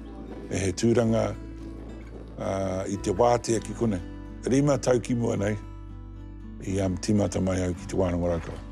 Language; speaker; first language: Māori; non-native, local second language; English